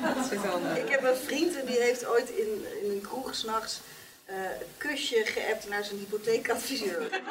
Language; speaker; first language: Dutch; native; Dutch